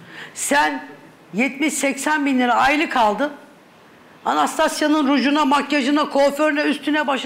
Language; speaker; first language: Turkish; native; Turkish